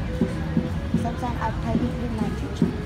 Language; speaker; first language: English; non-native, learner; Vietnamese